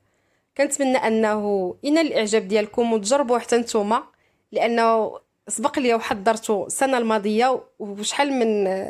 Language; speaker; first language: Arabic; native; Arabic